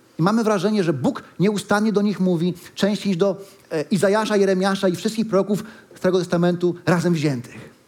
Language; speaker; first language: Polish; native; Polish